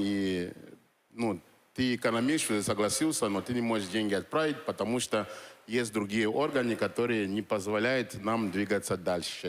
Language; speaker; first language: Russian; non-native, fluent; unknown